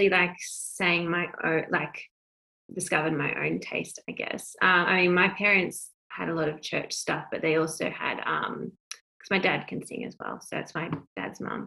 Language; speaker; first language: English; native; English